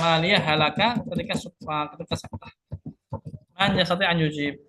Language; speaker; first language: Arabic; non-native, fluent; Indonesian